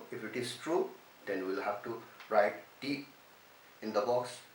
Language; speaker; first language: English; non-native, local second language; Nepali